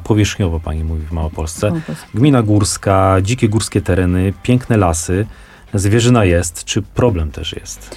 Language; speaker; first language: Polish; native; Polish